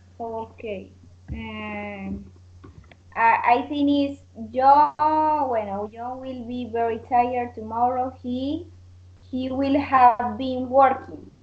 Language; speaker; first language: English; non-native, learner; Spanish